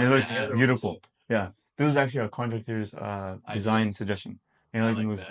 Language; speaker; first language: English; native; English